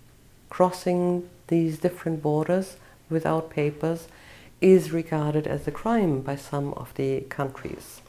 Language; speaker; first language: English; non-native, fluent; German